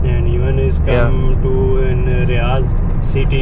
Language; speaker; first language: English; non-native, learner; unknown